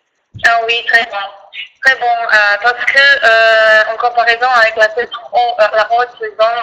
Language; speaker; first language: French; non-native, fluent; Croatian